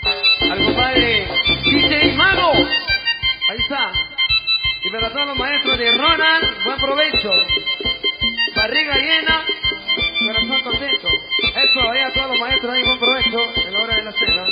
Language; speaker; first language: Spanish; native; Spanish